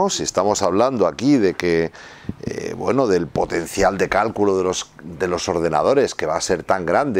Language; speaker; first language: Spanish; native; Spanish